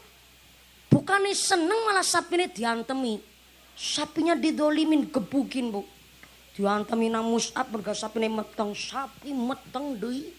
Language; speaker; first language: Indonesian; non-native, local second language; Javanese